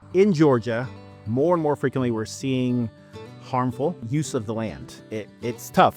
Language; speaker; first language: English; native; English